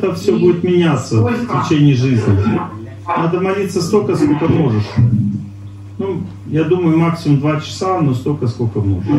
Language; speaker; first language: Russian; native; Russian